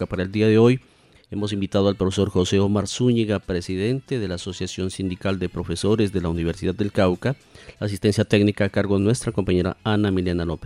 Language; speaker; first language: Spanish; native; Spanish